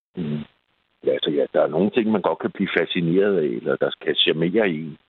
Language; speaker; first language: Danish; native; Danish